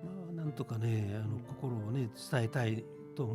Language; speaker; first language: Japanese; native; Japanese